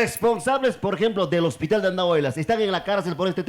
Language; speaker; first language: Spanish; native; Spanish